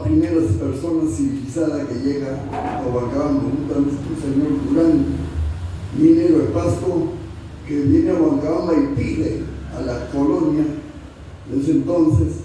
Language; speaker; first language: Spanish; native; Spanish